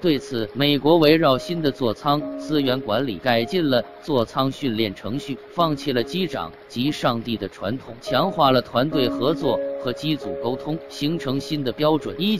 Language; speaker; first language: Chinese; native; Chinese